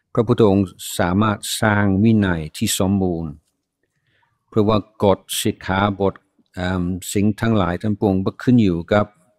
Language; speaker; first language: Thai; non-native, fluent; English